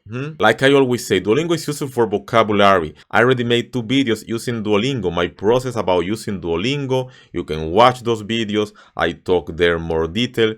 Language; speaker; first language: English; non-native, fluent; Spanish